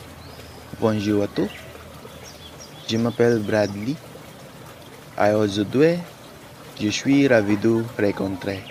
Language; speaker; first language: French; non-native, learner; Filipino